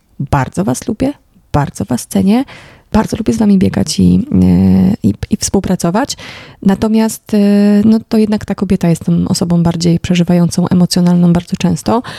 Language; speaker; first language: Polish; native; Polish